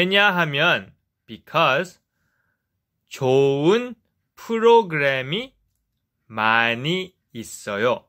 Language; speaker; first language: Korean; non-native, fluent; English